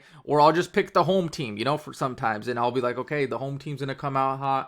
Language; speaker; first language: English; native; English